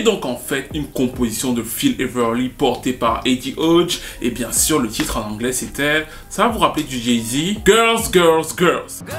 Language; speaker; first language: French; native; French